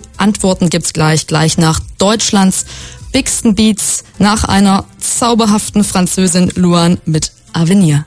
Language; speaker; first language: German; native; German